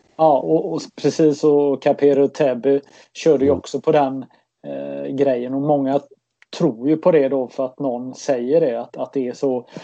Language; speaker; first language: Swedish; native; Swedish